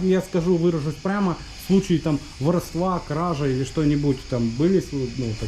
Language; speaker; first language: Russian; native; Russian